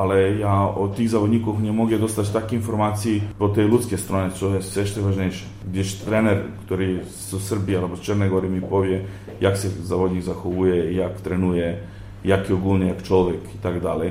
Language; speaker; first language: Polish; non-native, fluent; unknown